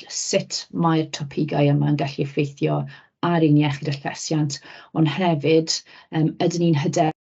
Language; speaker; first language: Welsh; native; Welsh